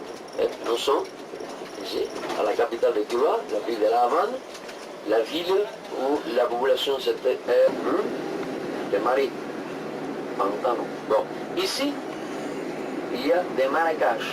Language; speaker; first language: French; non-native, fluent; Spanish